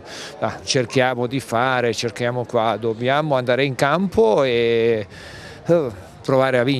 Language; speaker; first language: Italian; non-native, fluent; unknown